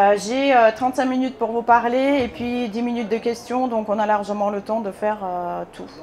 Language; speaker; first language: French; non-native, fluent; Bulgarian